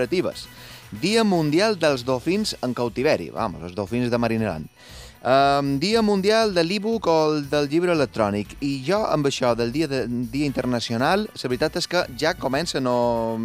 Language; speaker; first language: Catalan; native; Catalan